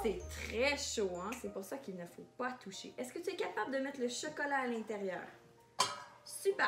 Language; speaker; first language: French; native; French